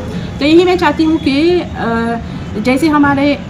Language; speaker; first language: Hindi; non-native, fluent; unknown